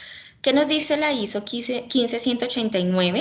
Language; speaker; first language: Spanish; native; Spanish